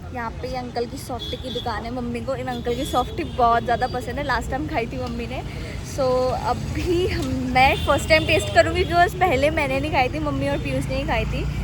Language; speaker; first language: Hindi; native; Hindi